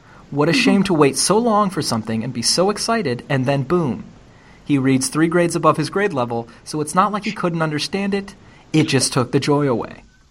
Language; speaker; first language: English; native; English